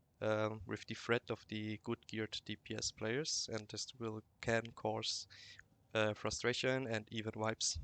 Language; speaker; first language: English; non-native, fluent; German